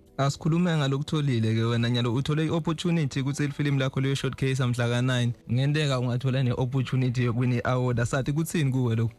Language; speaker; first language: Zulu; non-native, local second language; Swati